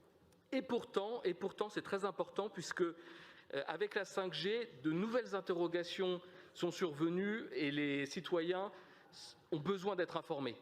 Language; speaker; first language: French; native; French